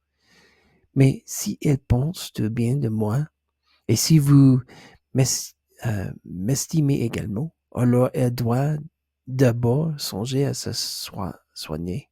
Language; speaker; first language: French; non-native, learner; English